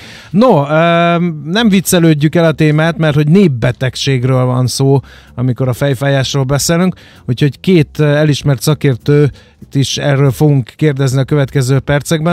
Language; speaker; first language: Hungarian; native; Hungarian